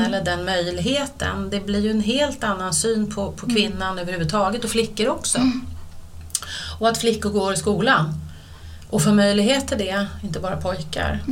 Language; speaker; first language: Swedish; native; Swedish